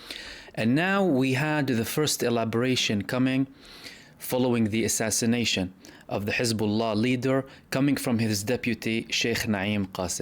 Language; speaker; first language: English; non-native, fluent; Arabic